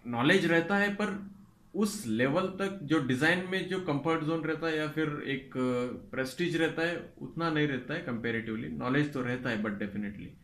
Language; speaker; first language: Hindi; non-native, local second language; Kannada